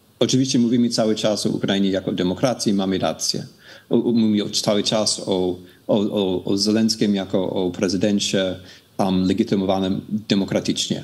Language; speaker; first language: Polish; non-native, fluent; English